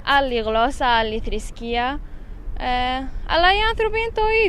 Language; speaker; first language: Greek; non-native, local second language; Arabic